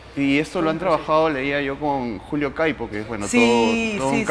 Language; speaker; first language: Spanish; native; Spanish